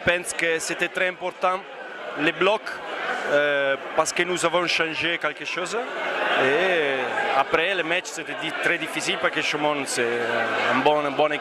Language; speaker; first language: French; non-native, fluent; Italian